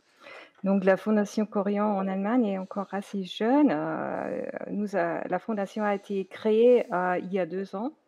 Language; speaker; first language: French; non-native, fluent; German